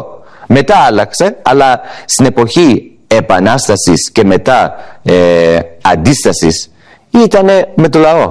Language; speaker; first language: Greek; early bilingual, heritage; Greek